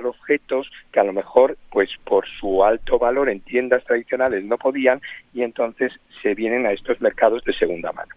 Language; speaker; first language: Spanish; native; Spanish